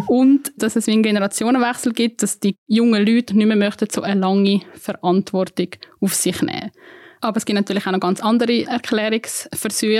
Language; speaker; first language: German; native; German